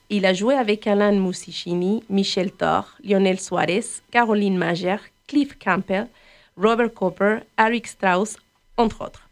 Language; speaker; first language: French; native; French